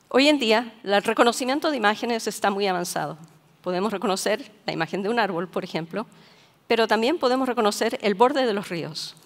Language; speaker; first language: Spanish; native; Spanish